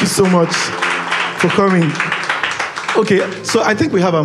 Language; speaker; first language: English; non-native, local second language; Igbo